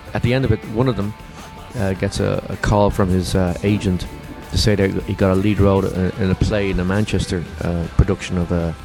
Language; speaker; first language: English; native; English